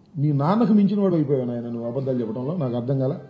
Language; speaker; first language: Telugu; native; Telugu